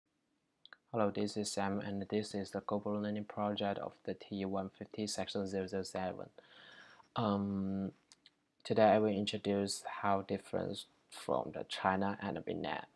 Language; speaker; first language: English; non-native, learner; Chinese